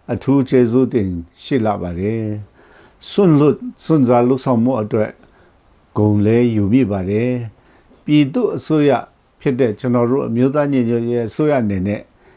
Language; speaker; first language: Burmese; non-native, local second language; Kachin